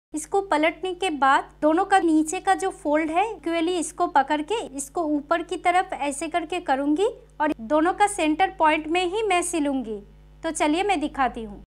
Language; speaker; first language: Hindi; non-native, local second language; Bangla